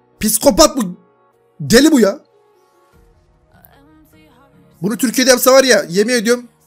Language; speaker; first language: Turkish; native; Turkish